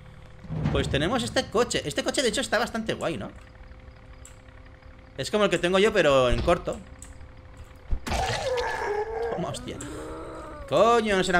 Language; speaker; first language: Spanish; native; Spanish